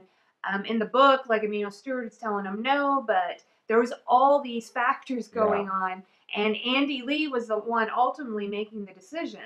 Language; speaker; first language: English; native; English